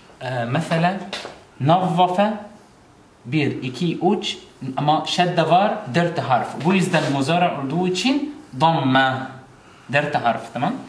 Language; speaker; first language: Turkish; non-native, fluent; Arabic